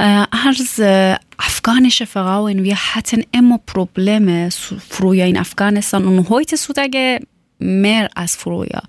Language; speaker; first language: German; non-native, learner; Persian